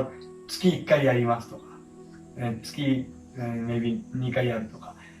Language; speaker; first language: Japanese; non-native, fluent; Hindi